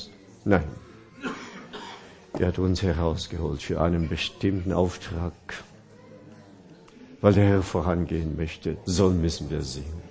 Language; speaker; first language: German; non-native, fluent; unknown